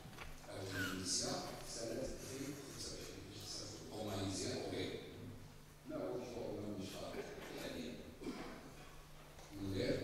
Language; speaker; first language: Arabic; native; Arabic